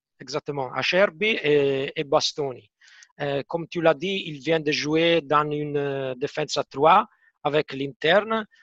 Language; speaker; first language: French; non-native, fluent; Italian